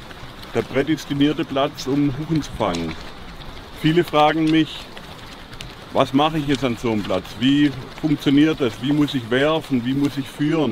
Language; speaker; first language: German; native; German